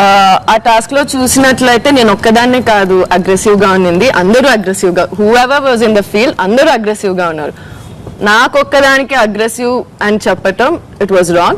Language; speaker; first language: Telugu; native; Telugu